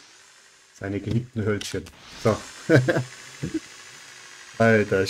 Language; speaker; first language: German; native; German